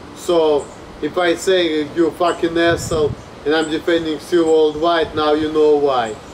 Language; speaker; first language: English; non-native, fluent; Russian